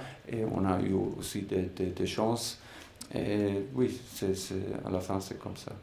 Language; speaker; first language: French; non-native, fluent; German